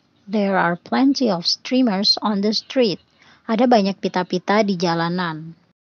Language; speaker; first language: English; non-native, fluent; Indonesian